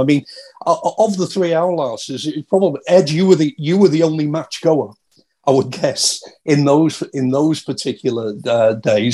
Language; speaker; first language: English; native; English